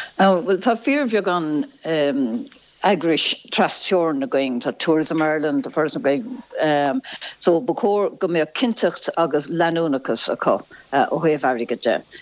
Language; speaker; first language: Irish; non-native, local second language; English